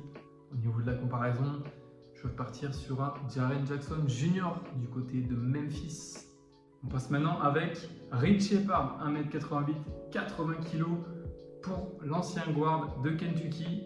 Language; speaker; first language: French; native; French